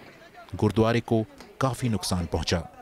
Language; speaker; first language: Hindi; native; Hindi